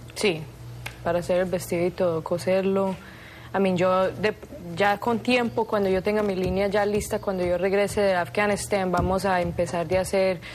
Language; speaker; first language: Spanish; early bilingual, heritage; Spanish